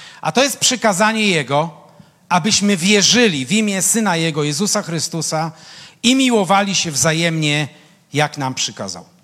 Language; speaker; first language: Polish; native; Polish